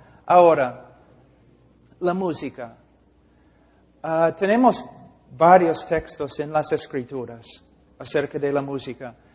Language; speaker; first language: Spanish; non-native, fluent; English